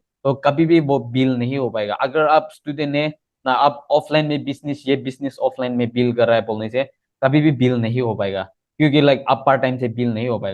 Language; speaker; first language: Hindi; non-native, local second language; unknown